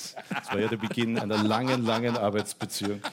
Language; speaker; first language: German; native; German